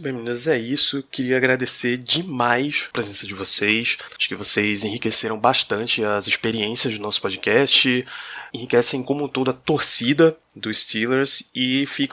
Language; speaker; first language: Portuguese; native; Portuguese